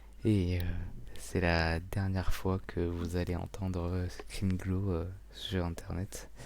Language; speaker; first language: French; native; French